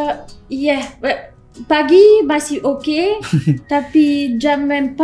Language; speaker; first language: Indonesian; non-native, learner; French